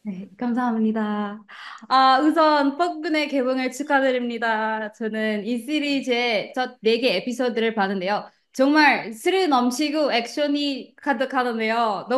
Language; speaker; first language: Korean; non-native, fluent; Indonesian